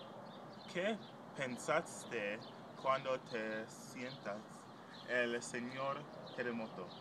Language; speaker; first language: Spanish; non-native, learner; English